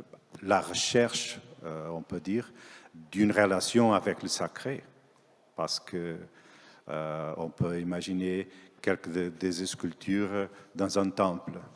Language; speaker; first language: French; non-native, fluent; Portuguese